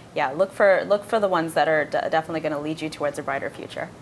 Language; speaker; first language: English; non-native, local second language; Bangla